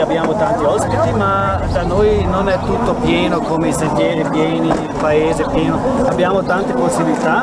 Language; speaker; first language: Italian; non-native, local second language; German